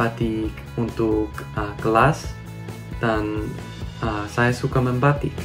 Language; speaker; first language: Indonesian; non-native, learner; English